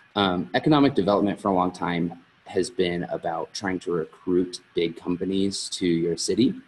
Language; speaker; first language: English; native; English